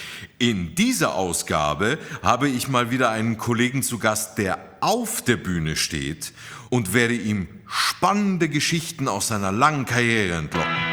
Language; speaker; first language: German; native; German